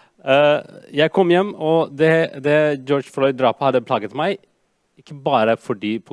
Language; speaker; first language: Norwegian; non-native, fluent; Amharic